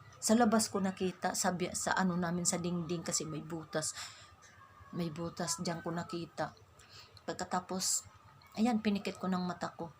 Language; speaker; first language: Filipino; non-native, local second language; Waray